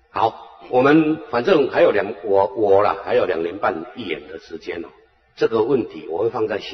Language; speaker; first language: Chinese; native; Chinese